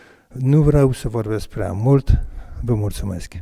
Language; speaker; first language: Romanian; non-native, learner; French